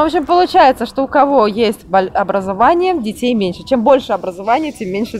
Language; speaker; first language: Russian; native; Russian